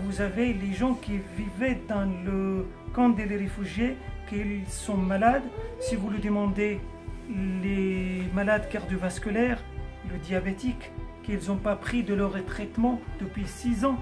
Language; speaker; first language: French; non-native, fluent; Arabic